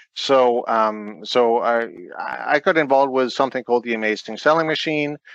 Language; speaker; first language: English; non-native, fluent; Danish